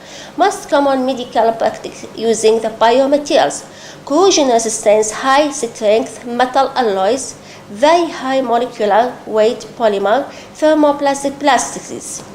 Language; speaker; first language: English; non-native, local second language; Arabic